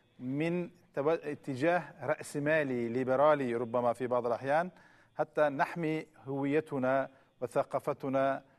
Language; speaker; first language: Arabic; non-native, fluent; Turkish